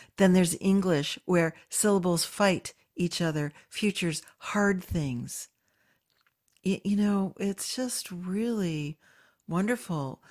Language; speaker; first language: English; native; English